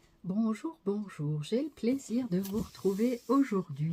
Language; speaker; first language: French; native; French